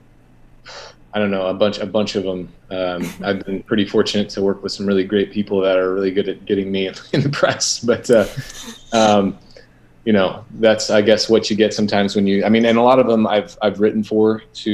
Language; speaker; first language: English; native; English